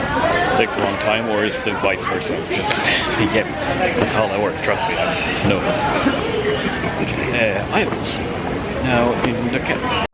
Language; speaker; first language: English; non-native, fluent; Swedish